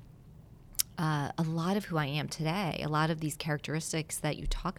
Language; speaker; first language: English; native; English